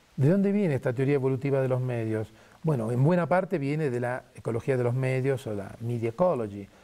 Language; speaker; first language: Spanish; native; Spanish